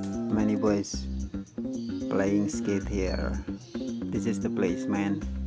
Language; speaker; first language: English; non-native, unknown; Indonesian